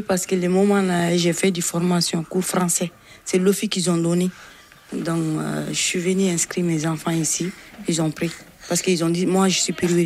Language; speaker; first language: French; non-native, learner; Bambara